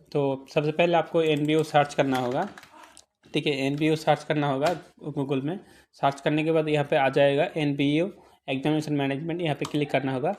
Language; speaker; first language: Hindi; non-native, local second language; Bangla